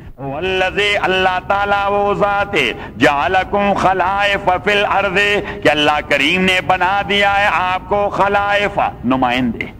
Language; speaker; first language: Urdu; non-native, local second language; Pashto